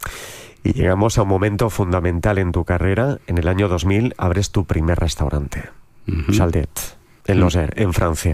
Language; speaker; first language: Spanish; non-native, local second language; Catalan